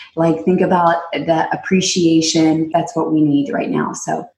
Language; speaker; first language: English; native; English